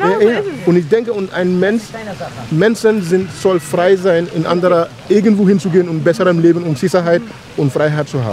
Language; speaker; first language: German; non-native, learner; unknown